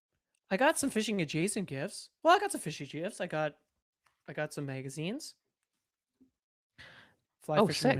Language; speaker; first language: English; native; English